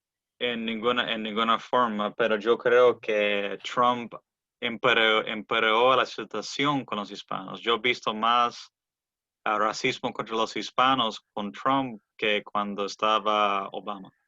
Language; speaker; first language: Spanish; early bilingual, heritage; English